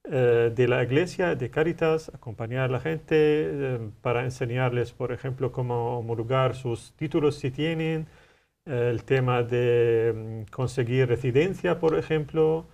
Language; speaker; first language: Spanish; non-native, learner; Arabic